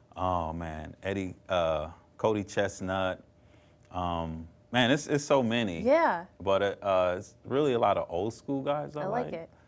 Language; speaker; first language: English; native; English